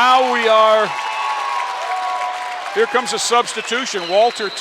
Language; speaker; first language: English; native; English